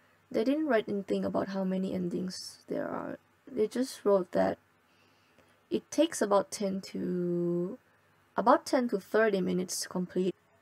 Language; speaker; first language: English; non-native, fluent; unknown